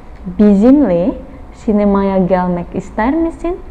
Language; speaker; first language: Turkish; non-native, fluent; Indonesian